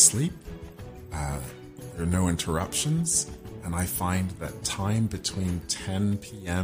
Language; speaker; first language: English; native; English